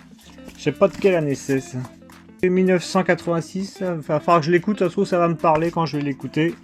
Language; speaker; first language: French; native; French